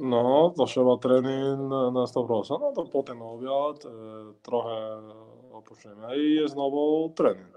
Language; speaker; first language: Polish; non-native, learner; Spanish